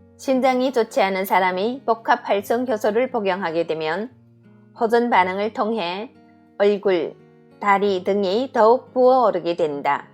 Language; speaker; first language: Korean; native; Korean